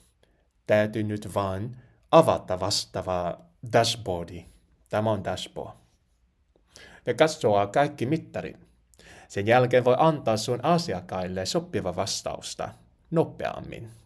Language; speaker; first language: Finnish; non-native, learner; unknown